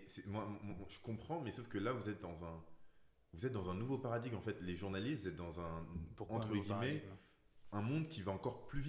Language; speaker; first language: French; native; French